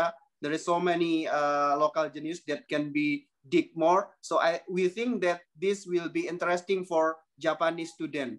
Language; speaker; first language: English; non-native, learner; Indonesian